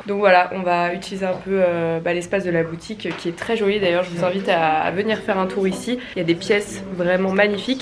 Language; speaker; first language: French; native; French